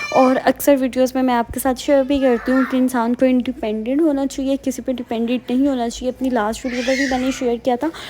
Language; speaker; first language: Urdu; native; Urdu